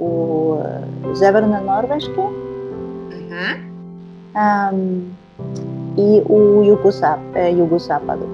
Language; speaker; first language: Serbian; non-native, learner; Norwegian